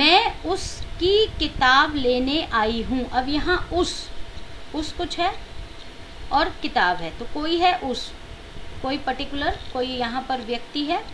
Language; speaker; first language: Hindi; native; Hindi